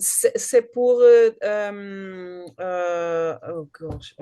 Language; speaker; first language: French; non-native, learner; Portuguese